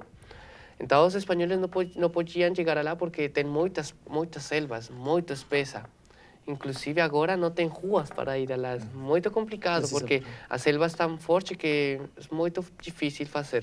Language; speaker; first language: Portuguese; non-native, learner; Spanish